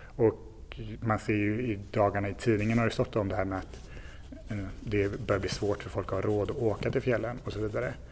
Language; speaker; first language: Swedish; native; Swedish